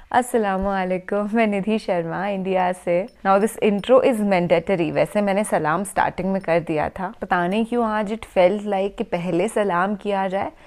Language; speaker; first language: Hindi; native; Hindi